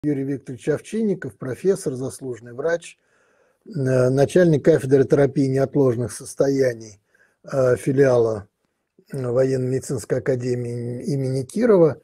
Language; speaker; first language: Russian; native; Russian